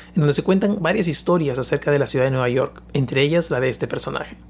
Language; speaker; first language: Spanish; native; Spanish